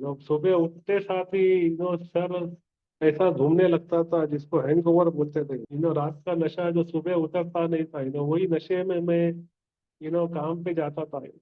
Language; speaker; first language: Hindi; native; Hindi